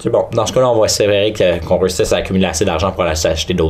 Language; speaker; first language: French; native; French